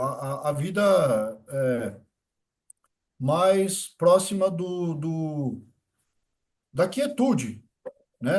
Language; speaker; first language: Portuguese; native; Portuguese